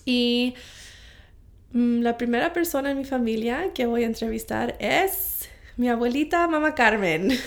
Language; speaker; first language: Spanish; early bilingual, heritage; Spanish